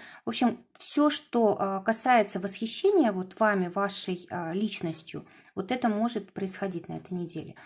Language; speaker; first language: Russian; native; Russian